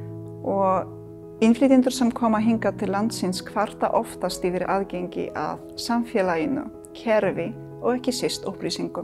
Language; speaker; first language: Icelandic; non-native, fluent; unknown